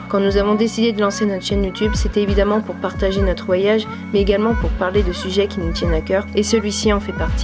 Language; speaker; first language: French; native; French